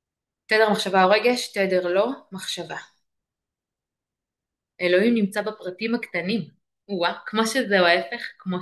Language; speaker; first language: Hebrew; native; Hebrew